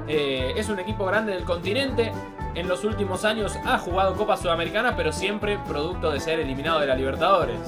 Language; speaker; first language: Spanish; native; Spanish